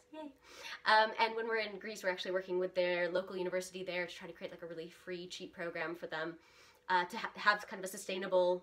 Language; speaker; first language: English; early bilingual, other home language; Russian